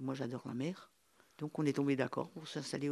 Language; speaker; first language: French; native; French